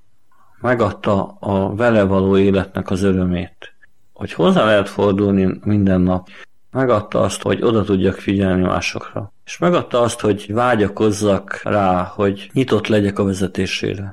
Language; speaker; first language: Hungarian; native; Hungarian